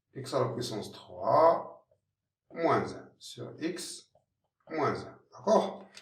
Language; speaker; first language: French; non-native, local second language; Arabic